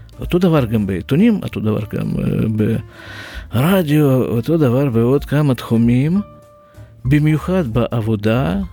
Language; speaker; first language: Hebrew; non-native, fluent; Russian